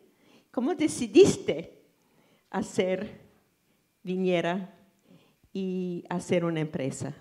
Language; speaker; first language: Spanish; non-native, fluent; English